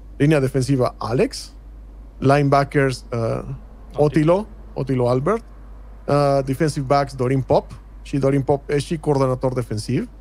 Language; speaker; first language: Romanian; non-native, fluent; Spanish